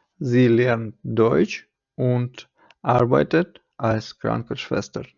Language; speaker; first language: German; non-native, fluent; Ukrainian